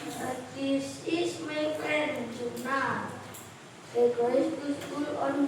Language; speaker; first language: English; non-native, learner; Indonesian